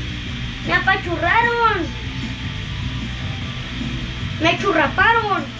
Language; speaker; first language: Spanish; native; Spanish